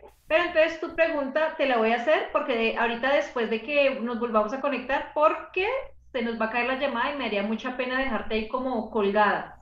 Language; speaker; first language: Spanish; native; Spanish